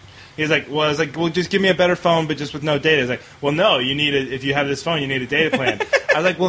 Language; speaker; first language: English; native; English